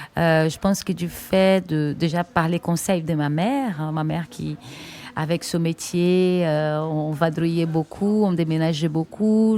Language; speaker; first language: French; non-native, fluent; Portuguese